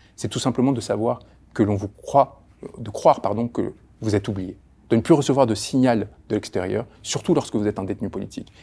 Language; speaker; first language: French; early bilingual, other home language; Spanish